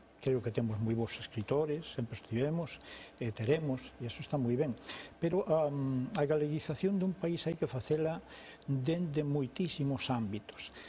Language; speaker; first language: Galician; native; Galician